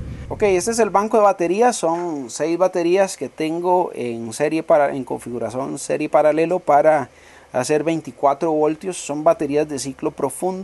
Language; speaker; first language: Spanish; native; Spanish